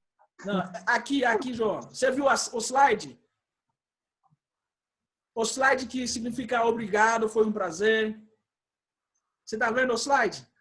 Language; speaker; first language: Portuguese; non-native, fluent; Haitian Creole